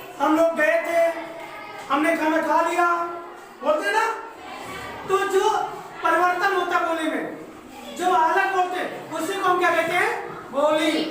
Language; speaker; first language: Hindi; native; Hindi